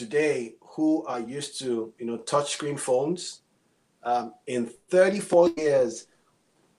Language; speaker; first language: English; non-native, local second language; Yoruba